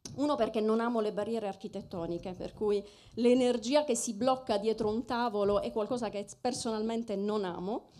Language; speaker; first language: Italian; native; Italian